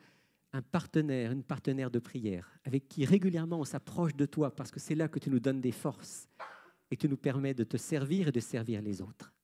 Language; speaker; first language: French; native; French